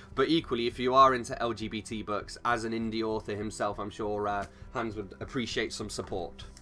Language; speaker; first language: English; native; English